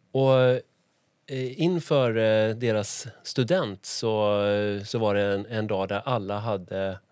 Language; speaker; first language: Swedish; native; Swedish